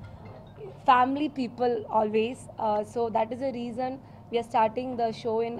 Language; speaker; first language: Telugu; non-native, local second language; Malayalam